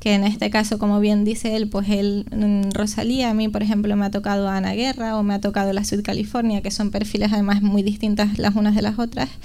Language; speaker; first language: Spanish; native; Spanish